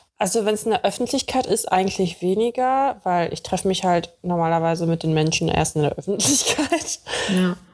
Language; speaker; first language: German; early bilingual, other home language; Russian